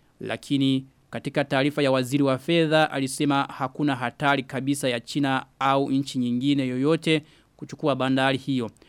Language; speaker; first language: Swahili; non-native, local second language; Rundi